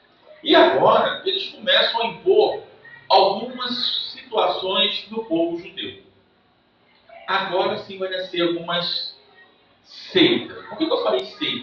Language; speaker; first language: Portuguese; native; Portuguese